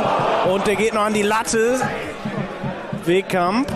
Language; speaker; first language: German; native; German